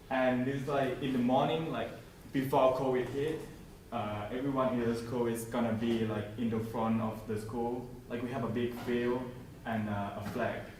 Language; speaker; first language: English; non-native, learner; Thai